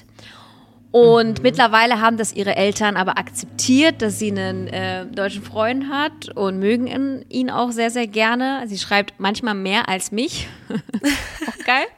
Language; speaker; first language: German; early bilingual, other home language; Russian